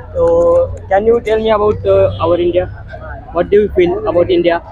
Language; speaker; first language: English; non-native, local second language; Marathi